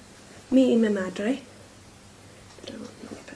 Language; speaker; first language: Spanish; non-native, learner; English